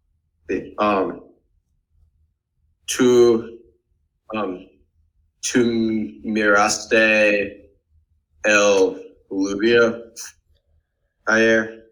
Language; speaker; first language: Spanish; non-native, learner; English